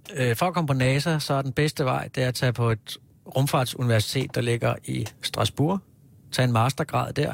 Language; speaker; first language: Danish; native; Danish